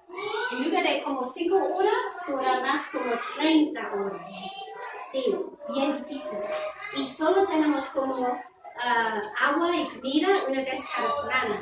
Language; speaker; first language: Spanish; non-native, fluent; English